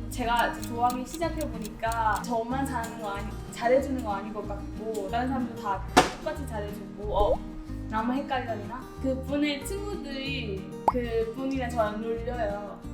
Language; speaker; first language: Korean; non-native, fluent; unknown